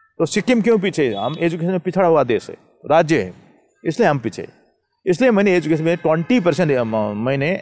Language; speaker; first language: Hindi; non-native, local second language; Nepali